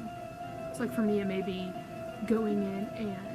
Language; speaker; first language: English; native; English